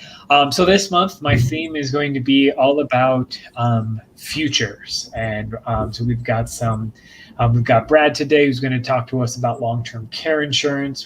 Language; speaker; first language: English; native; English